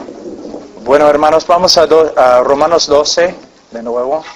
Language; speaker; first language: Spanish; non-native, fluent; English